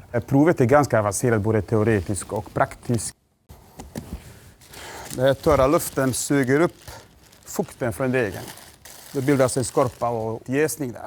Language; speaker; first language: Swedish; non-native, fluent; Bosnian